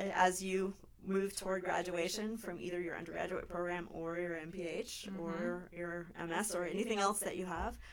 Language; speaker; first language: English; native; English